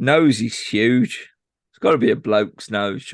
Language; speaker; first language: English; native; English